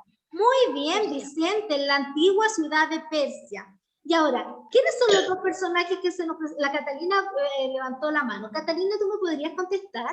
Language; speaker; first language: Spanish; native; Spanish